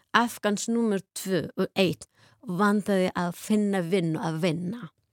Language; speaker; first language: Icelandic; non-native, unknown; Persian